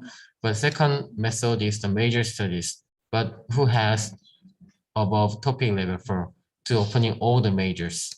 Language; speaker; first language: English; non-native, learner; Korean